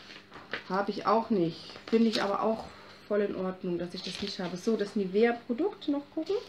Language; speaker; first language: German; native; German